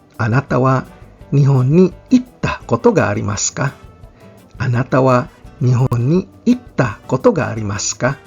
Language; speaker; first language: Japanese; non-native, fluent; Filipino